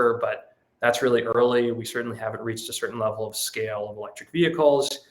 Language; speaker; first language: English; native; English